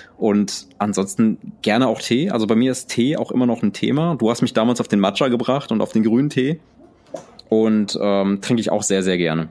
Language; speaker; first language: German; early bilingual, other home language; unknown